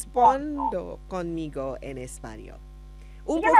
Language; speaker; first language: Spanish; non-native, learner; English